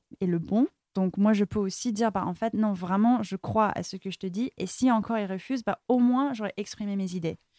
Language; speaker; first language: French; non-native, fluent; English